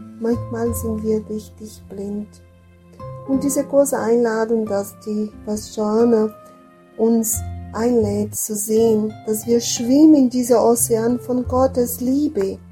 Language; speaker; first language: German; non-native, learner; Portuguese